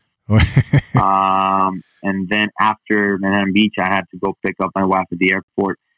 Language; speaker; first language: English; non-native, fluent; Spanish